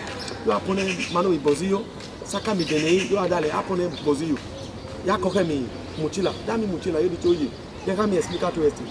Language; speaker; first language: Spanish; non-native, learner; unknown